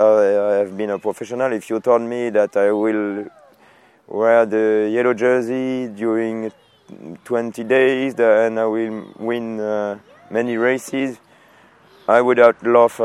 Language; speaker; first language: English; non-native, fluent; French